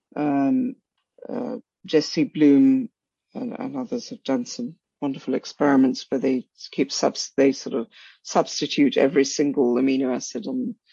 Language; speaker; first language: English; non-native, local second language; Bangla